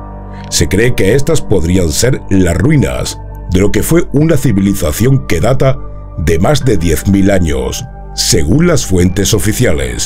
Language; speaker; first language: Spanish; native; Spanish